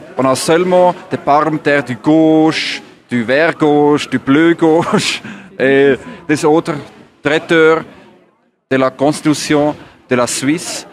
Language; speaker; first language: French; non-native, learner; German